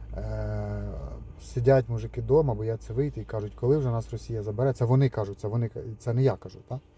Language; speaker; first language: Ukrainian; non-native, local second language; Russian